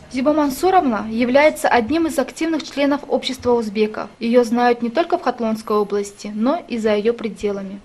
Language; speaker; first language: Russian; non-native, local second language; Tajik